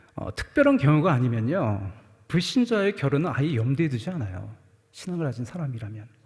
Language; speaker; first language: Korean; native; Korean